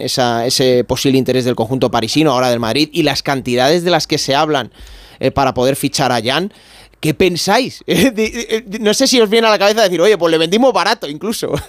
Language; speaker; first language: Spanish; native; Spanish